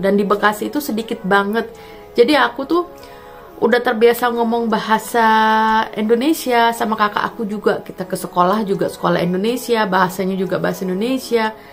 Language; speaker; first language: Indonesian; native; Indonesian